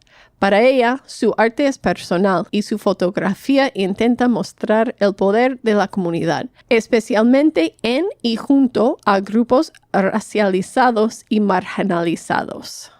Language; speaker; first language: Spanish; non-native, fluent; English